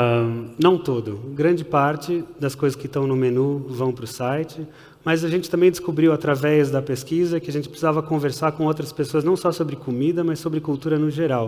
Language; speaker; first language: Portuguese; early bilingual, heritage; Portuguese